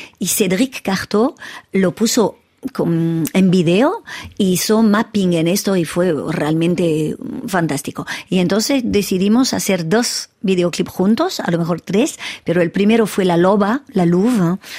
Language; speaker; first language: Spanish; early bilingual, heritage; French